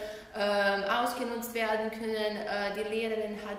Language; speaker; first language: German; non-native, learner; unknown